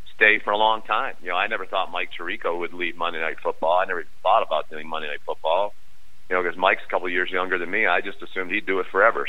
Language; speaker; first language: English; native; English